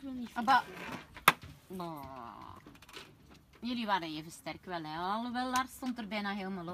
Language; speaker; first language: Dutch; native; Dutch